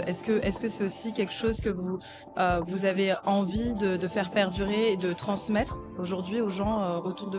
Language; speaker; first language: French; native; French